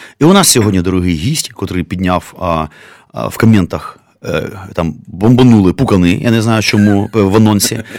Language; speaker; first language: Ukrainian; native; Ukrainian